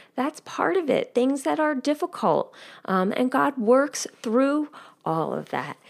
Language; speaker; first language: English; native; English